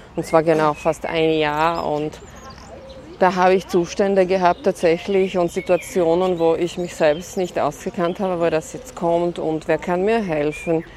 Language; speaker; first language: German; non-native, fluent; Slovak